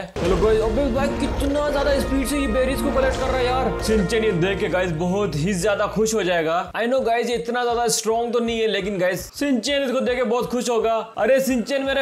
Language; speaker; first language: Hindi; native; Hindi